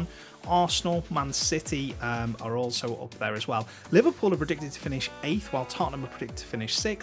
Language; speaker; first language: English; native; English